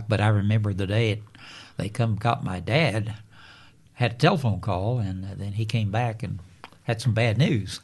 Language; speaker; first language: English; native; English